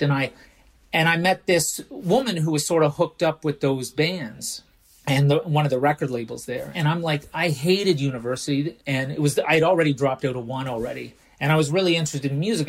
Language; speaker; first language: English; native; English